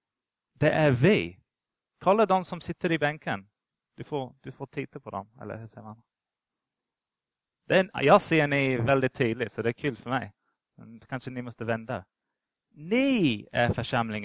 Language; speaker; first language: Swedish; non-native, fluent; English